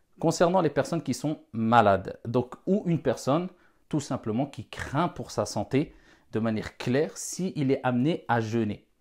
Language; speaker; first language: French; non-native, local second language; Wolof